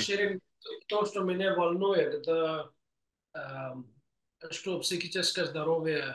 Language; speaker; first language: Russian; non-native, fluent; English